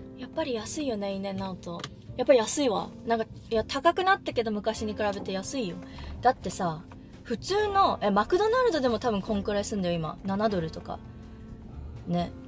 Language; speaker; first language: Japanese; native; Japanese